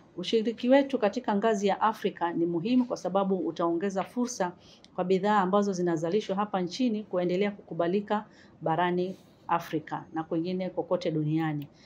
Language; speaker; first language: Swahili; native; Swahili